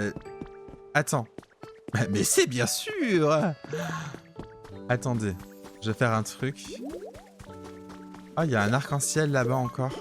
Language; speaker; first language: French; native; French